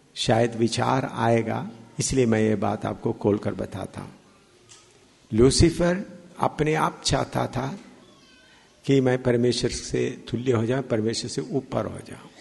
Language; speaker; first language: Hindi; non-native, local second language; Malayalam